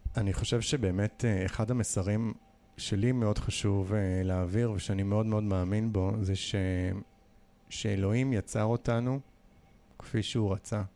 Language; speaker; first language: Hebrew; native; Hebrew